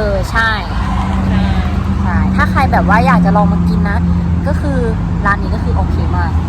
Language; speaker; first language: Thai; native; Thai